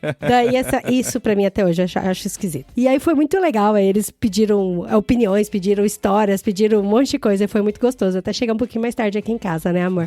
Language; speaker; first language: Portuguese; native; Portuguese